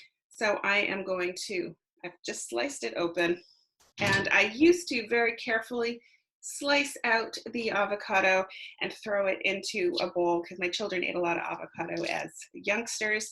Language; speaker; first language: English; native; English